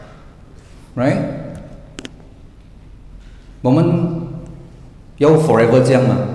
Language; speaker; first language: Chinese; non-native, learner; English